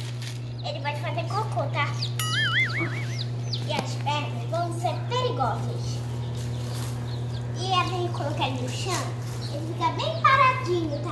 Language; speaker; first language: Portuguese; native; Portuguese